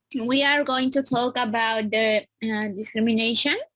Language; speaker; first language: English; non-native, learner; Spanish